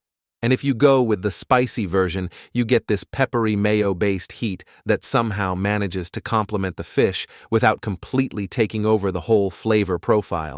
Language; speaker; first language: English; native; English